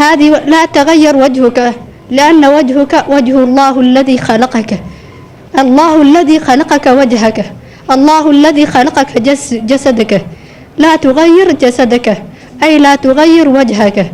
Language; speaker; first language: Arabic; non-native, learner; Somali